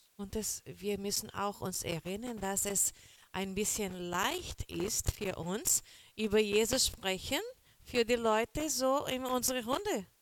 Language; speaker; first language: German; non-native, fluent; Portuguese